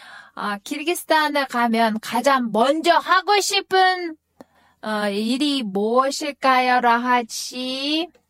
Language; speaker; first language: Korean; non-native, fluent; Kyrgyz